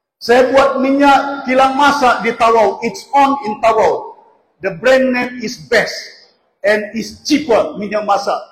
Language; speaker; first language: Malay; native; Malay